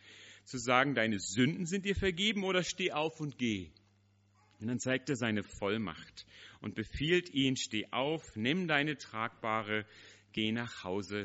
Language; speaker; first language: German; native; German